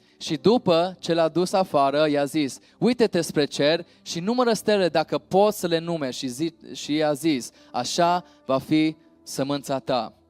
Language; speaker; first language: Romanian; early bilingual, heritage; Romanian